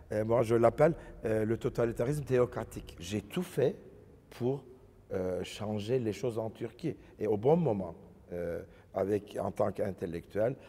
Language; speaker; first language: English; non-native, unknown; Turkish